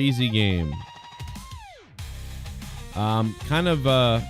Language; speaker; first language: English; native; English